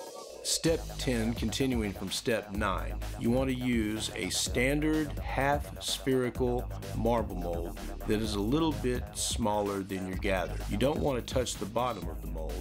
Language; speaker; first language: English; native; English